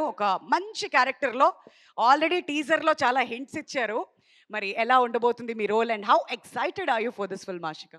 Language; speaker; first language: Telugu; native; Telugu